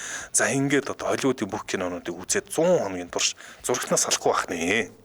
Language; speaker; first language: Mongolian; native; Mongolian